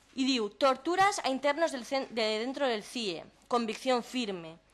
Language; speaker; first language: Spanish; non-native, local second language; Catalan